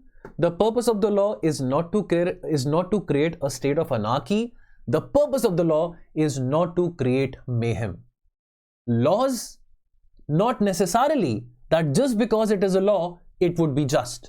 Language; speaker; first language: English; non-native, local second language; Hindi